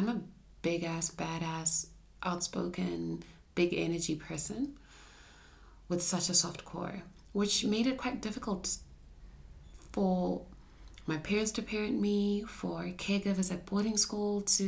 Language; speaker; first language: English; non-native, local second language; Shona